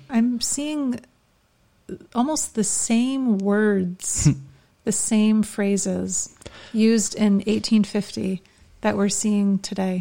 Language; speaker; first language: English; native; English